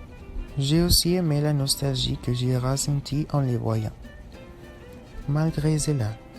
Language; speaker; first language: French; non-native, fluent; Spanish